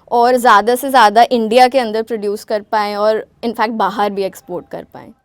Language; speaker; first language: Hindi; non-native, local second language; Gujarati